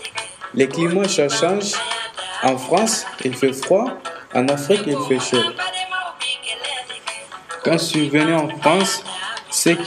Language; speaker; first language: French; non-native, learner; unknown